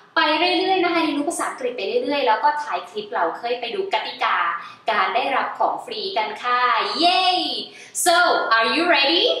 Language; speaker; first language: Thai; early bilingual, heritage; Thai